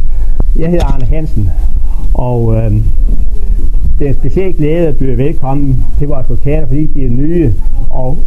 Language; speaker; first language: Danish; native; Danish